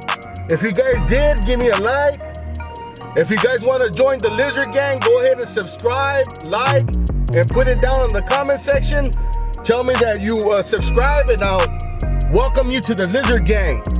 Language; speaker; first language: English; native; English